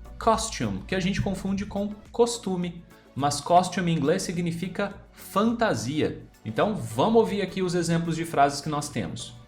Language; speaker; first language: Portuguese; native; Portuguese